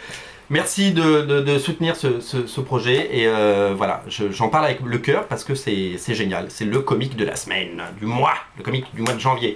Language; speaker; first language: French; native; French